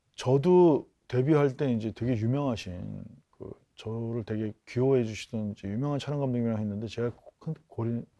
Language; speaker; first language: Korean; native; Korean